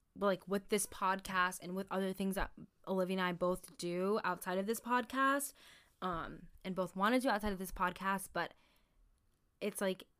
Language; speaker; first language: English; early bilingual, other home language; Somali